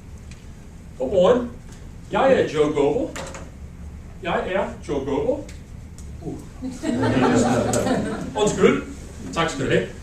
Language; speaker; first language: Danish; non-native, learner; English